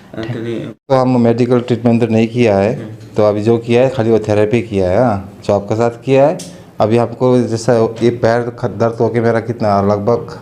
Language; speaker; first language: Hindi; non-native, fluent; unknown